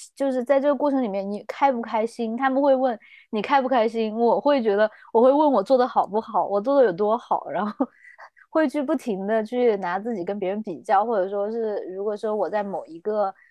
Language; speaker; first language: Chinese; native; Chinese